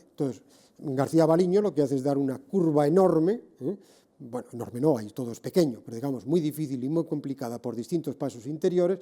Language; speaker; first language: Spanish; native; Spanish